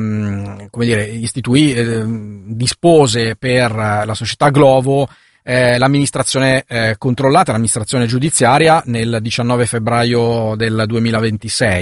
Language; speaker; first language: Italian; native; Italian